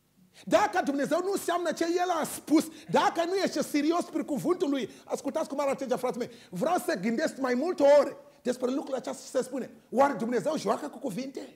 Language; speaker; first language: Romanian; non-native, learner; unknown